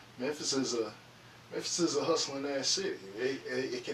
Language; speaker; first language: English; native; English